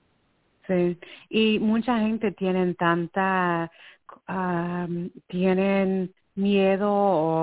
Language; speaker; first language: Spanish; early bilingual, heritage; Spanish